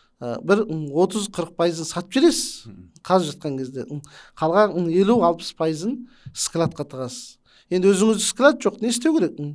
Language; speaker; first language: Kazakh; native; Kazakh